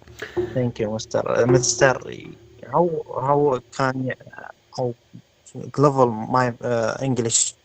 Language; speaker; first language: English; non-native, learner; Arabic